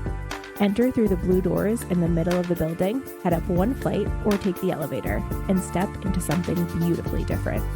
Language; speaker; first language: English; native; English